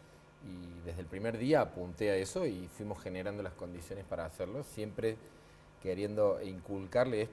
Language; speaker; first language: Spanish; native; Spanish